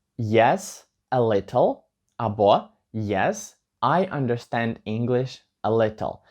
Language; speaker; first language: English; non-native, learner; Ukrainian